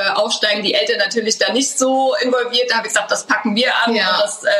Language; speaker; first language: German; native; German